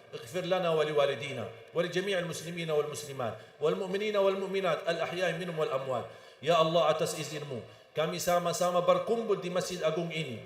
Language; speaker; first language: Malay; non-native, fluent; Arabic